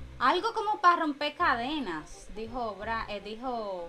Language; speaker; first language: Spanish; native; Spanish